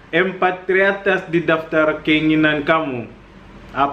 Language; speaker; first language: Indonesian; non-native, fluent; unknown